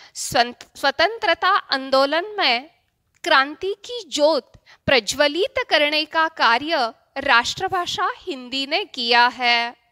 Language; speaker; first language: Hindi; non-native, local second language; Marathi